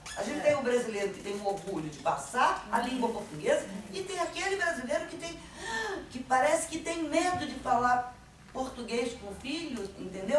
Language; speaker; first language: Portuguese; native; Portuguese